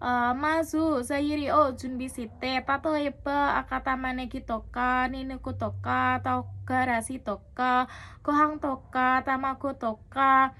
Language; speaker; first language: Japanese; non-native, learner; Indonesian